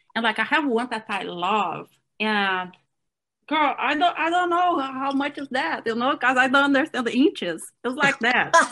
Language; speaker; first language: English; non-native, fluent; Portuguese